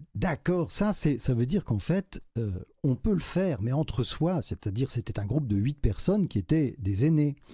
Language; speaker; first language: French; native; French